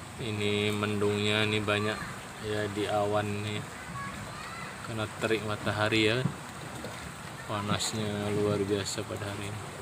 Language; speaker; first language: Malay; non-native, local second language; Javanese